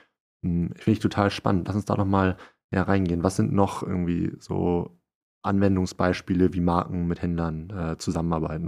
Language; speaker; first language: German; native; German